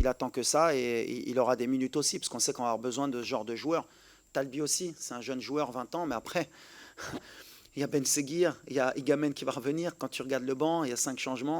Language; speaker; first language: French; native; French